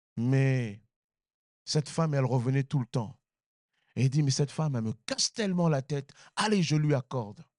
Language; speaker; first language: French; native; French